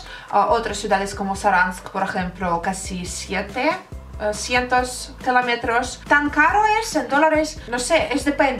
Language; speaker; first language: Spanish; non-native, learner; Russian